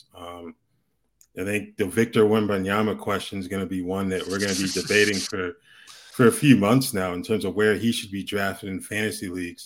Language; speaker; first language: English; native; English